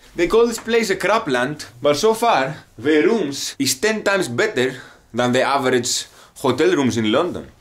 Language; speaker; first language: English; non-native, fluent; Greek